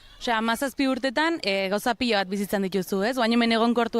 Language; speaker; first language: Basque; native; Basque